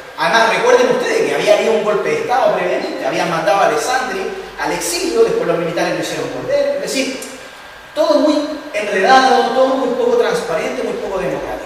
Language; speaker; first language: Spanish; native; Spanish